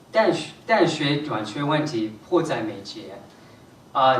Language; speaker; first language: Chinese; non-native, fluent; English